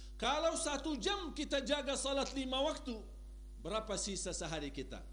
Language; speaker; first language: Indonesian; non-native, fluent; Arabic